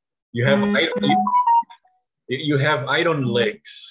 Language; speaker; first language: English; non-native, learner; Spanish